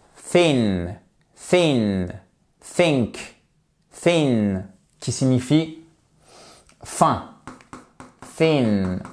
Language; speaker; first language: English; non-native, fluent; French